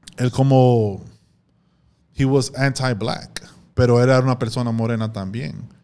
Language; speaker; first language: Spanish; early bilingual, heritage; Spanish